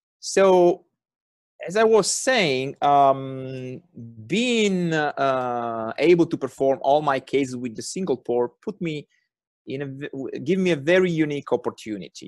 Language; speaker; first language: English; non-native, fluent; Italian